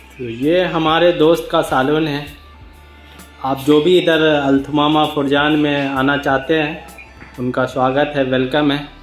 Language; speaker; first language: Hindi; native; Hindi